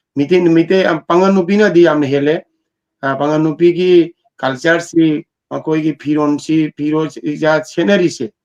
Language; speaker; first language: Manipuri; native; Manipuri